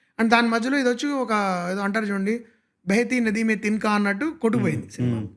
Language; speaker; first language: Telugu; native; Telugu